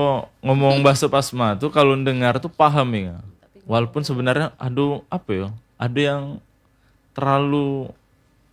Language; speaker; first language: Indonesian; native; Indonesian